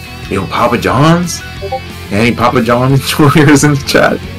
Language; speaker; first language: English; non-native, local second language; Spanish